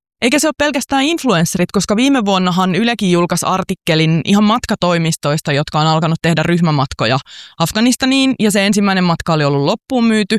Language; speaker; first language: Finnish; native; Finnish